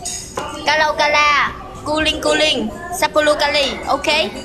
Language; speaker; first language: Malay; non-native, learner; Vietnamese